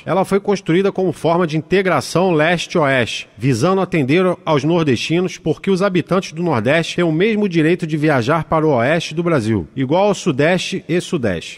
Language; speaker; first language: Portuguese; native; Portuguese